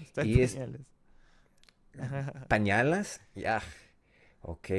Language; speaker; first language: Spanish; non-native, learner; English